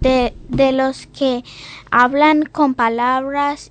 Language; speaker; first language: Spanish; early bilingual, heritage; English